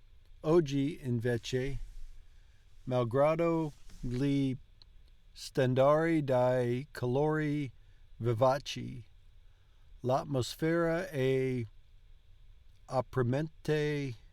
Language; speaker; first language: Italian; non-native, learner; English